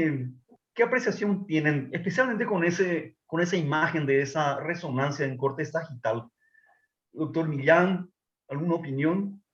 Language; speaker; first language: Spanish; native; Spanish